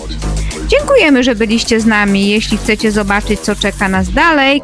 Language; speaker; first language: Polish; native; Polish